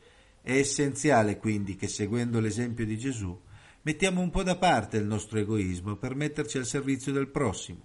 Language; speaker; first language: Italian; native; Italian